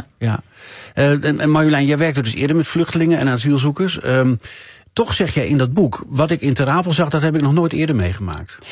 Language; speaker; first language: Dutch; native; Dutch